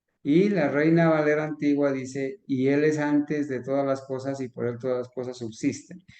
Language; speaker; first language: Spanish; native; Spanish